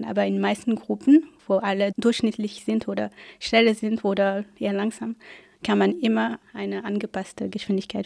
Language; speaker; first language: German; non-native, fluent; French